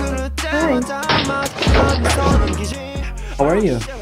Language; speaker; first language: English; non-native, learner; Indonesian